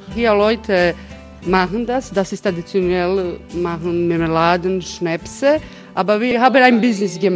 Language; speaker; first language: German; non-native, learner; Croatian